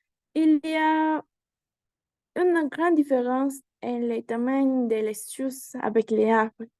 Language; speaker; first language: French; non-native, learner; Spanish